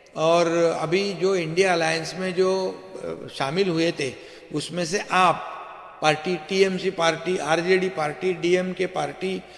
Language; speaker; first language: Hindi; non-native, local second language; Marathi